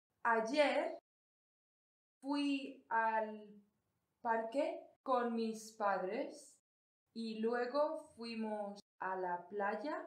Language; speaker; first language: Spanish; non-native, learner; English